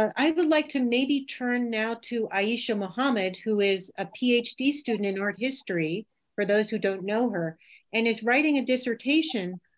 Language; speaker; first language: English; native; English